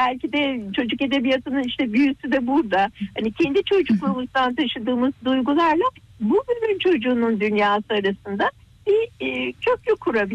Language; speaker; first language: Turkish; native; Turkish